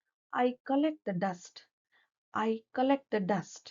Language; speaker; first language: English; non-native, local second language; Kannada